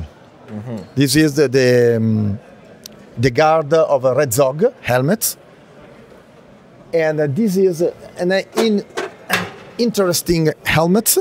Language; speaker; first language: English; non-native, learner; Italian